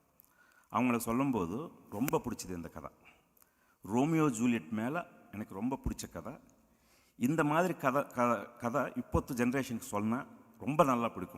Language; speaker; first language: Tamil; non-native, local second language; Telugu